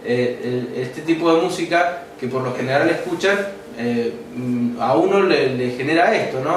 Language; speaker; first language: Spanish; native; Spanish